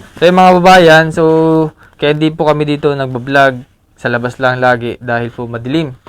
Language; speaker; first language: Filipino; native; Filipino